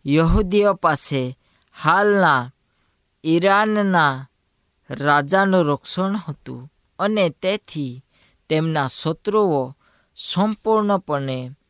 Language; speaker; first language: Gujarati; non-native, local second language; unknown